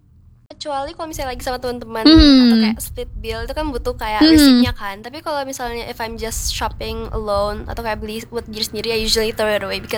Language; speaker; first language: English; non-native, fluent; Indonesian